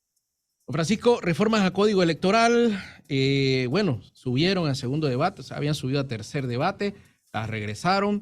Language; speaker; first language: Spanish; native; Spanish